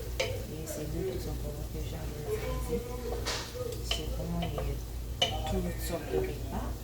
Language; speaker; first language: French; non-native, local second language; Lingala